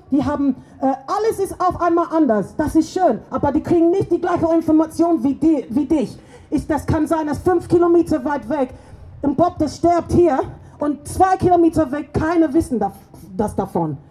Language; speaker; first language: German; non-native, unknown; English